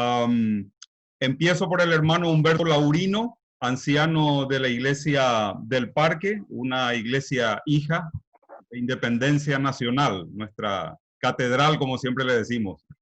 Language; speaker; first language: Spanish; native; Spanish